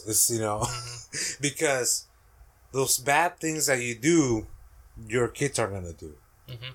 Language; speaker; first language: English; non-native, fluent; Spanish